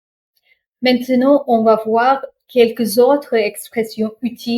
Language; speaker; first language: French; non-native, fluent; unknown